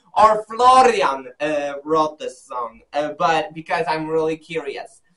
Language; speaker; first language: English; non-native, learner; Polish